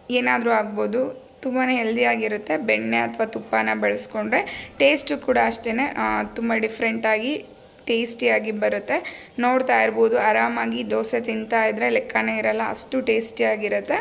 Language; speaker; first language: Kannada; native; Kannada